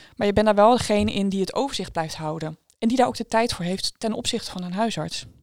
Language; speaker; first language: Dutch; native; Dutch